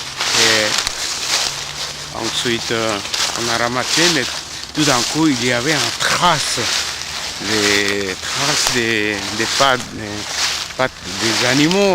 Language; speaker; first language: French; non-native, fluent; Korean